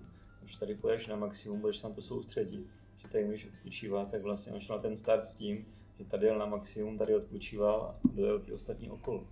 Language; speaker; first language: Czech; native; Czech